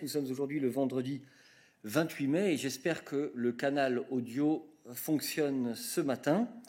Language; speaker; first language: French; native; French